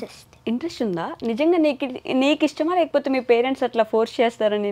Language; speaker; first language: Telugu; native; Telugu